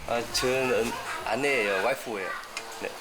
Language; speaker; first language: Korean; non-native, learner; Vietnamese